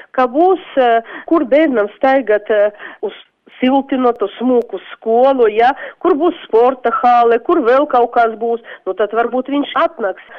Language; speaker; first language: Latvian; non-native, local second language; Russian